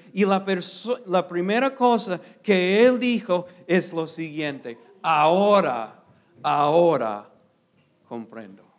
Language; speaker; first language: Spanish; non-native, fluent; English